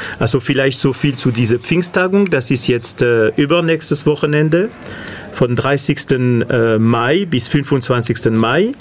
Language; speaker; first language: German; non-native, fluent; Catalan